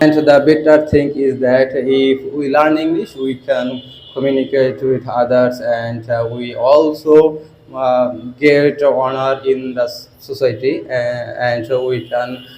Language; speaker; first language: English; non-native, learner; Bangla